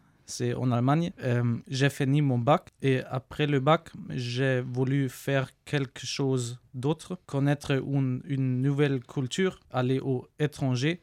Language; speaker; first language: French; non-native, learner; German